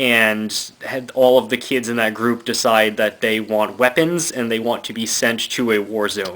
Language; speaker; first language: English; native; English